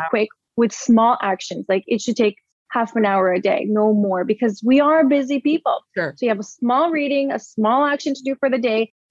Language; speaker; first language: English; early bilingual, other home language; Portuguese